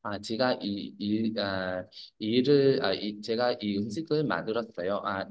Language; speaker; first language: Korean; non-native, learner; Vietnamese